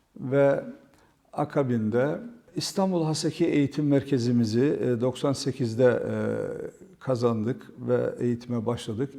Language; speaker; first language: Turkish; native; Turkish